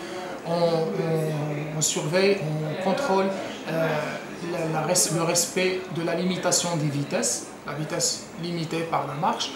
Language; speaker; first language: French; non-native, local second language; Arabic